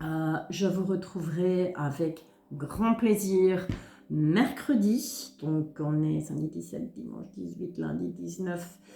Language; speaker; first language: French; native; French